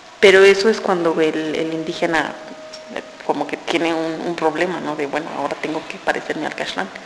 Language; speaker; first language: Spanish; non-native, local second language; Tzotzil